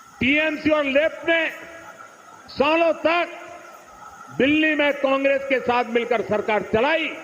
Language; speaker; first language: Hindi; non-native, local second language; Gujarati